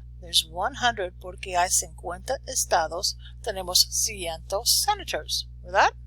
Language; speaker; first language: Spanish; non-native, learner; English